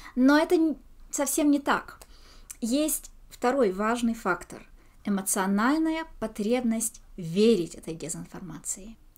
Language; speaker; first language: Russian; early bilingual, heritage; Russian